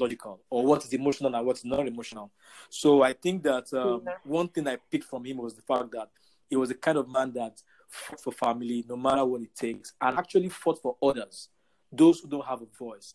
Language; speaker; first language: English; non-native, local second language; Yoruba